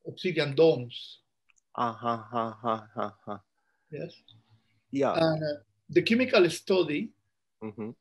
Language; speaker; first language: English; non-native, learner; Spanish